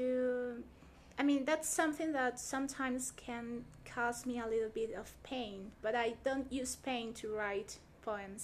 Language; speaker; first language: English; non-native, fluent; Spanish